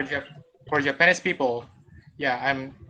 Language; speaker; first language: English; non-native, fluent; Indonesian